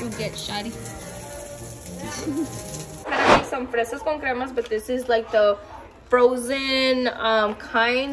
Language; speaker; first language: English; early bilingual, other home language; Spanish